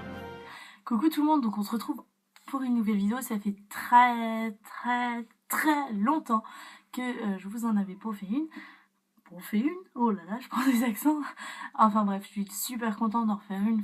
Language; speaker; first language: French; native; French